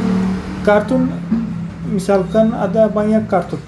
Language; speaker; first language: Indonesian; non-native, learner; Turkish